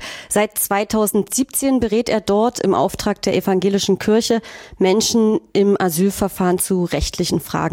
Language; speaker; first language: German; native; German